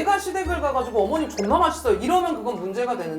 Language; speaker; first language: Korean; native; Korean